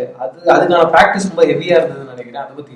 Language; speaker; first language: Tamil; native; Tamil